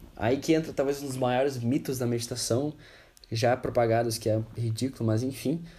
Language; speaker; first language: Portuguese; native; Portuguese